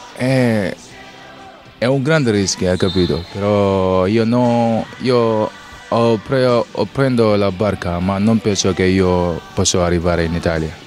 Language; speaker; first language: Italian; non-native, learner; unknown